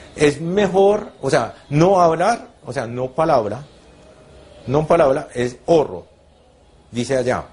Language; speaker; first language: Spanish; non-native, fluent; Japanese